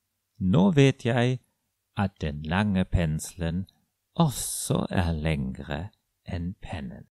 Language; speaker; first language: Norwegian; non-native, fluent; German